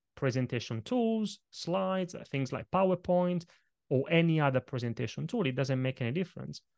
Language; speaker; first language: English; non-native, fluent; Italian